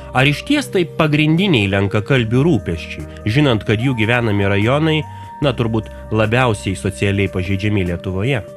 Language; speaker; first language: Lithuanian; native; Lithuanian